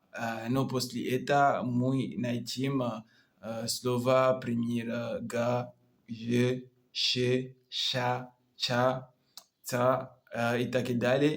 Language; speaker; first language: Russian; non-native, learner; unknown